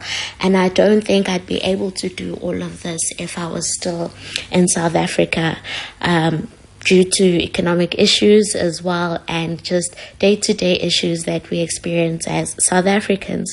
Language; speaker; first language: English; non-native, local second language; Zulu